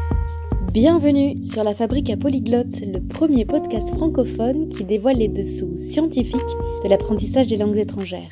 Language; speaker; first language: French; native; French